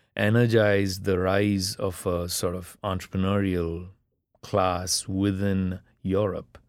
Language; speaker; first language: English; non-native, local second language; Tamil